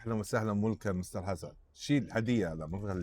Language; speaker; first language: Arabic; non-native, learner; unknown